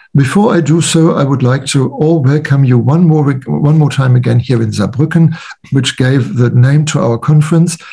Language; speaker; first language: English; non-native, fluent; German